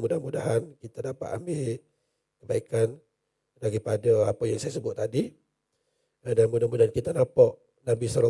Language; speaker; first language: Malay; native; Malay